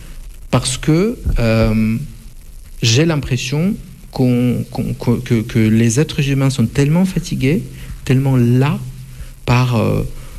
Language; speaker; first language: French; non-native, fluent; Russian